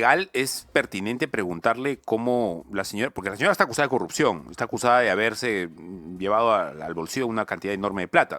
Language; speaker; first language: Spanish; native; Spanish